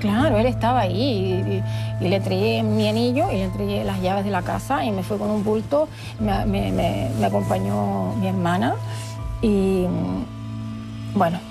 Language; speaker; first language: Spanish; native; Spanish